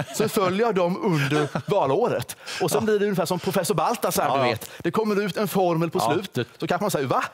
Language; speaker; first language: Swedish; native; Swedish